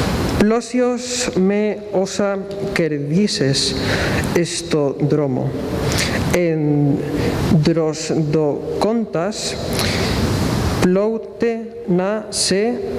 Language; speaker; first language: Greek; non-native, learner; Spanish